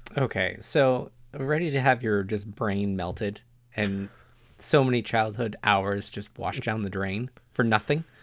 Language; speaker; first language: English; native; English